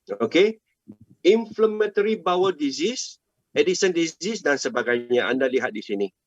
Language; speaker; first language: Malay; non-native, local second language; Chinese